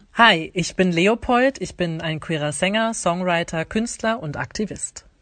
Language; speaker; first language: German; native; German